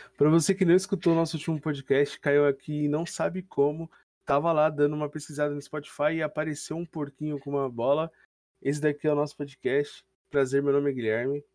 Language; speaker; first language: Portuguese; native; Portuguese